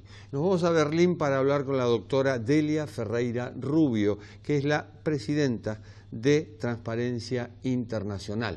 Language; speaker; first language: Spanish; native; Spanish